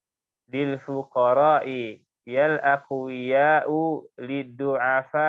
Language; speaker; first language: Arabic; non-native, learner; Indonesian